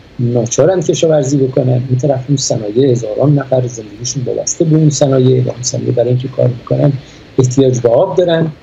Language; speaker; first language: Persian; native; Persian